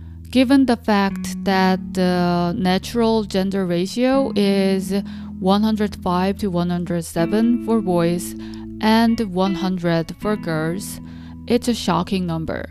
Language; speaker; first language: English; non-native, fluent; Korean